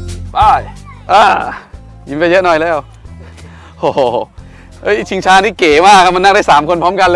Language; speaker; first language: Thai; native; Thai